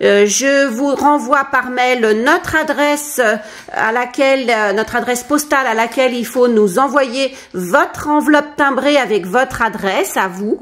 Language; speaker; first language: French; native; French